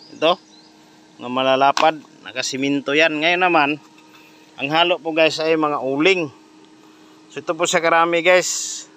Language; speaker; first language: Filipino; non-native, local second language; Cebuano